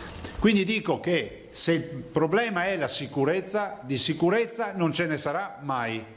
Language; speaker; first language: Italian; native; Italian